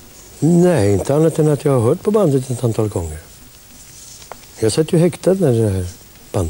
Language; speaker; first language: Swedish; native; Swedish